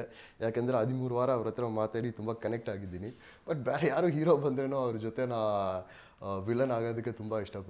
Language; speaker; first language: Kannada; non-native, local second language; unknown